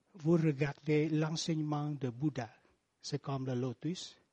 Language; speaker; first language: French; non-native, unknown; Vietnamese